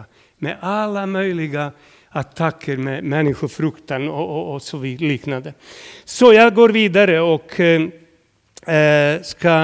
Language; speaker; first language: Swedish; non-native, fluent; Serbian